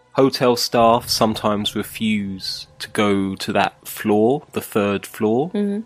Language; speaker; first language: English; native; English